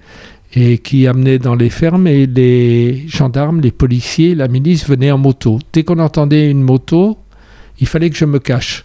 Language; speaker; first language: French; native; French